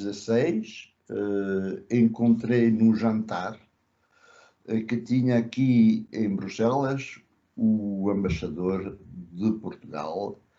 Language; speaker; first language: Portuguese; early bilingual, other home language; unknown